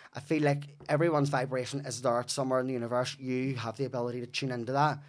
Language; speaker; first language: English; native; English